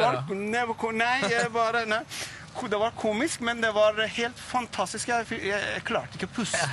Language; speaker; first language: Norwegian; non-native, fluent; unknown